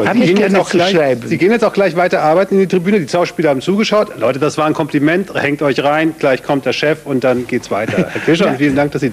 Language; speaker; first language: German; native; German